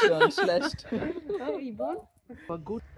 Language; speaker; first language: German; non-native, learner; Telugu